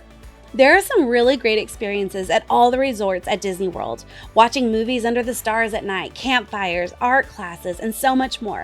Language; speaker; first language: English; native; English